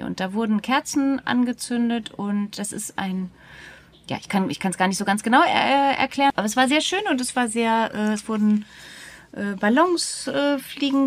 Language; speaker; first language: German; native; German